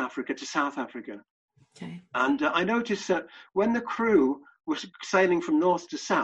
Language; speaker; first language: English; native; English